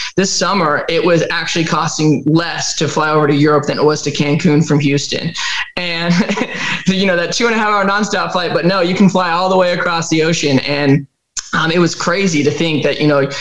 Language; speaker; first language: English; native; English